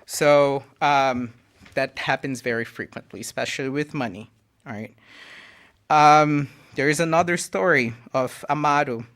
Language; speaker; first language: English; non-native, fluent; Portuguese